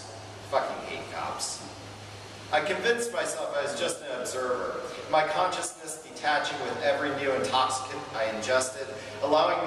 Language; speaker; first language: English; native; English